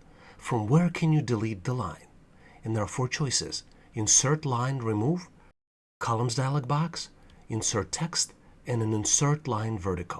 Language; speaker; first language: English; non-native, fluent; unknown